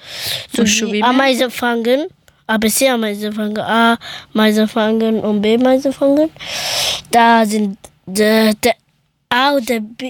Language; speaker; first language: German; early bilingual, other home language; Persian